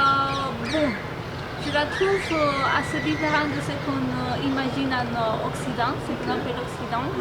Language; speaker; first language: French; non-native, fluent; Spanish